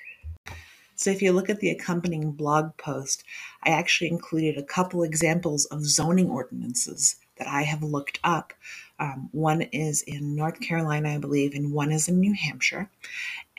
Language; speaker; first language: English; native; English